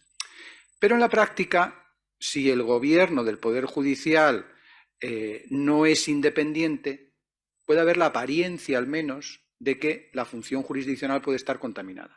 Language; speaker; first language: Spanish; native; Spanish